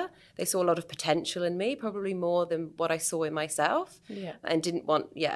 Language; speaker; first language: English; native; English